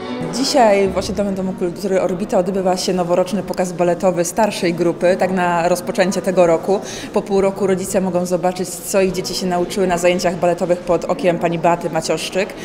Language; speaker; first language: Polish; native; Polish